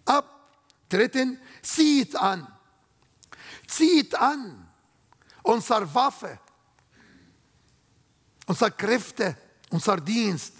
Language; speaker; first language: German; non-native, learner; Arabic